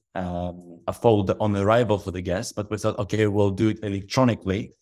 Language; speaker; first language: English; non-native, fluent; Russian